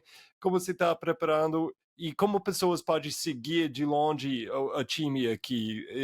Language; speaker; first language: Portuguese; non-native, fluent; English